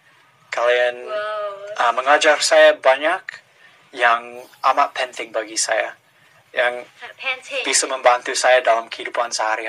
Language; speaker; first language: Indonesian; non-native, fluent; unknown